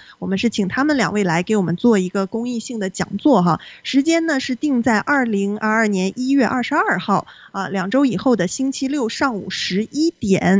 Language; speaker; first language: Chinese; native; Chinese